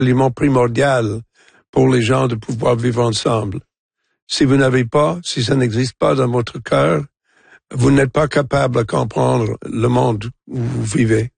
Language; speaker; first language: French; non-native, local second language; English